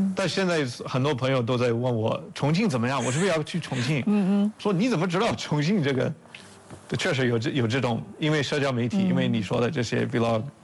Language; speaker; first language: Chinese; non-native, fluent; English